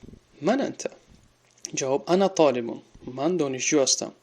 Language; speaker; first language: Arabic; non-native, fluent; Tajik